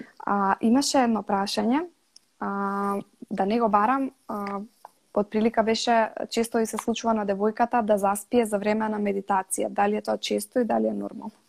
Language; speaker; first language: Macedonian; native; Macedonian